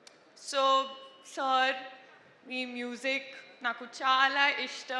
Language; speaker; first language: Telugu; non-native, learner; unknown